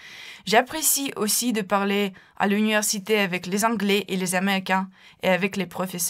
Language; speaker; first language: French; non-native, fluent; Ukrainian